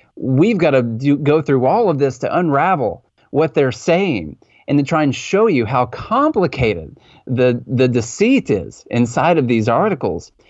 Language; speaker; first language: English; native; English